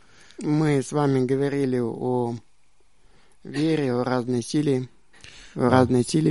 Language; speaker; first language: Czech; non-native, learner; Russian